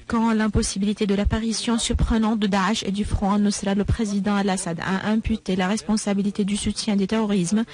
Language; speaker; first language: French; non-native, fluent; Arabic